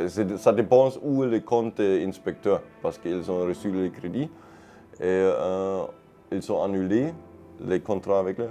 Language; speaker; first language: French; non-native, learner; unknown